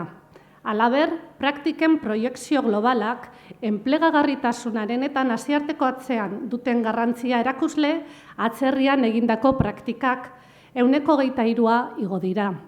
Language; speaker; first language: Basque; native; Basque